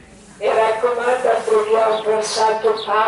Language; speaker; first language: Italian; non-native, learner; Croatian